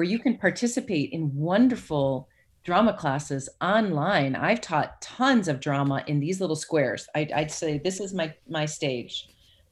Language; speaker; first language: English; native; English